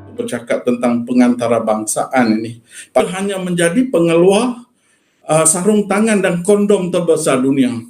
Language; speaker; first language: Malay; native; Malay